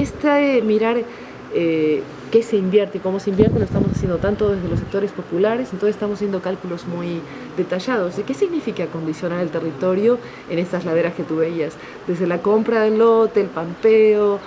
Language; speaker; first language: Spanish; native; Spanish